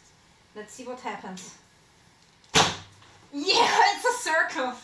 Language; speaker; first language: English; non-native, fluent; German